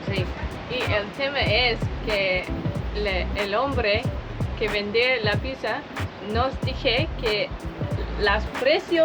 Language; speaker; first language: Spanish; non-native, learner; English